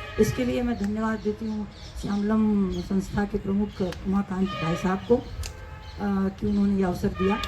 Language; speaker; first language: Hindi; native; Hindi